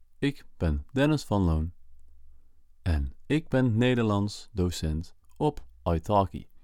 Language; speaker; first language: Dutch; native; Dutch